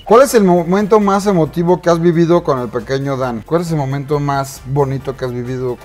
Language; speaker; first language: Spanish; native; Spanish